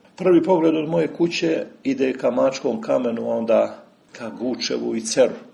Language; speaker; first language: Serbian; native; Serbian